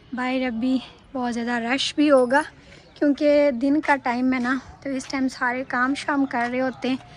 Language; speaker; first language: Urdu; non-native, local second language; Punjabi